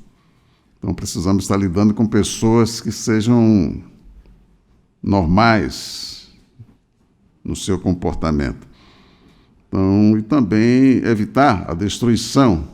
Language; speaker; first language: Portuguese; native; Portuguese